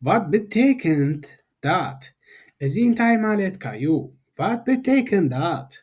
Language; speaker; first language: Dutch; non-native, fluent; Tigrinya